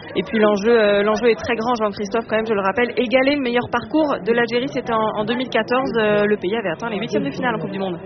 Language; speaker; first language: French; native; French